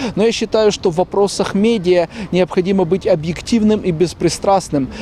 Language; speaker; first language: Russian; native; Russian